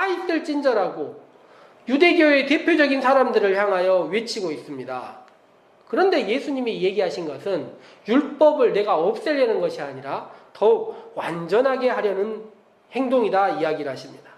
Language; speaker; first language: Korean; native; Korean